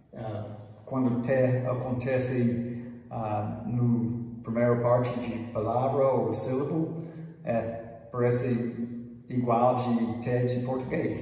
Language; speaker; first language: Portuguese; non-native, fluent; English